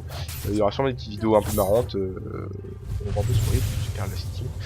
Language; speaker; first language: French; native; French